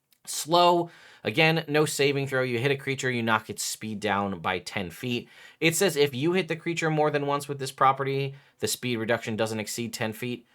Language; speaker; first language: English; native; English